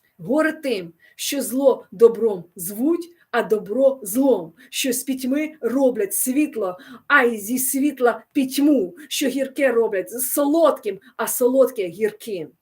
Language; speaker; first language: Ukrainian; non-native, local second language; Russian